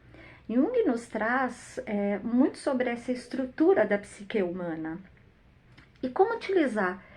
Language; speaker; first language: Portuguese; native; Portuguese